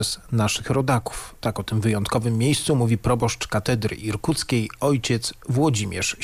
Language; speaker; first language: Polish; native; Polish